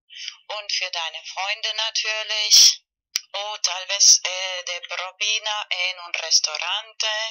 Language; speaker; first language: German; non-native, fluent; Spanish